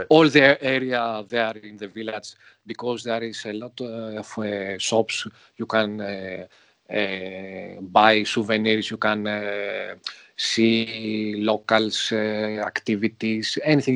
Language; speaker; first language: English; non-native, learner; Greek